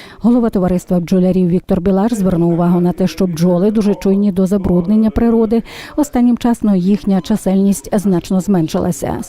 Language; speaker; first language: Ukrainian; native; Ukrainian